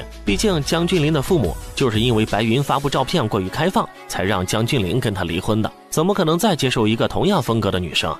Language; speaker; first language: Chinese; native; Chinese